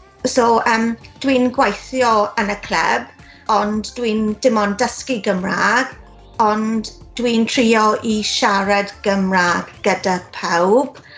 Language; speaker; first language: Welsh; non-native, learner; English